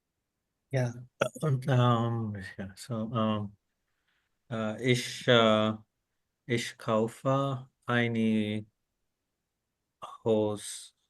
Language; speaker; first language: German; non-native, learner; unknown